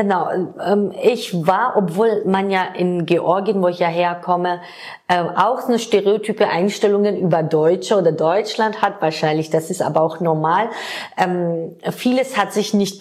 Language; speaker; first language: German; non-native, fluent; Georgian